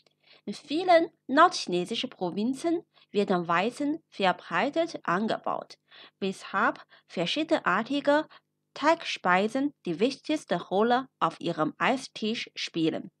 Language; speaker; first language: German; non-native, fluent; Chinese